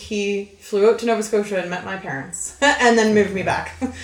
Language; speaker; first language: English; native; English